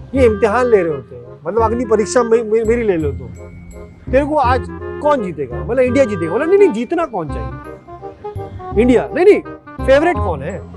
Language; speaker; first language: Hindi; native; Hindi